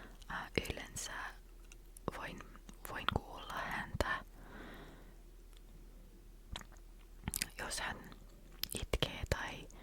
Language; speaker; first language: Finnish; non-native, learner; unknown